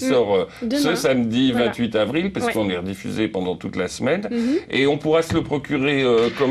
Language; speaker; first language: French; native; French